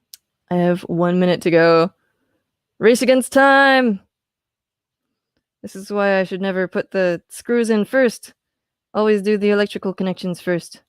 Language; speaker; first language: English; native; English